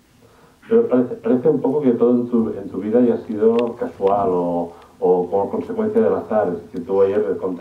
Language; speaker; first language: Spanish; native; Spanish